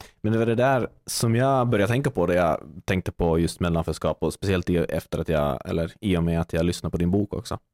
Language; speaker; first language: Swedish; native; Swedish